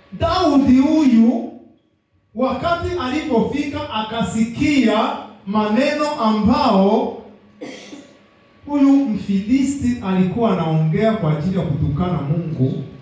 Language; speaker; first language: Swahili; native; Swahili